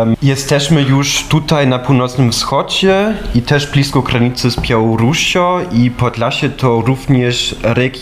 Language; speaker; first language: Polish; non-native, fluent; German